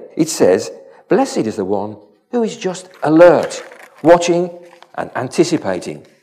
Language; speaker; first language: English; native; English